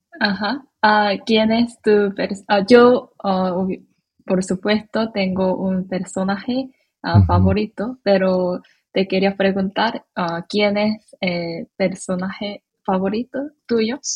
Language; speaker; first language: Spanish; non-native, fluent; Korean